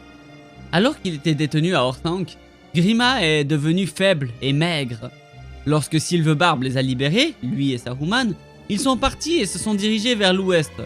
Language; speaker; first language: French; native; French